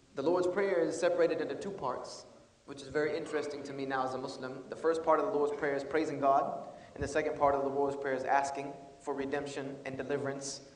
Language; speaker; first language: English; native; English